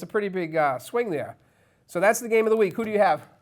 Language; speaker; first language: English; native; English